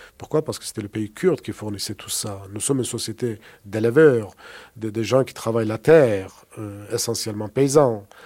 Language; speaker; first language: French; non-native, fluent; Kurdish